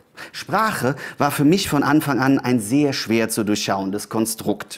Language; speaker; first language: German; native; German